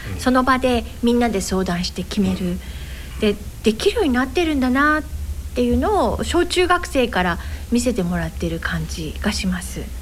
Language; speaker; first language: Japanese; native; Japanese